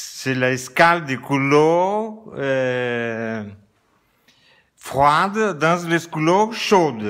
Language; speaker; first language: French; non-native, learner; Portuguese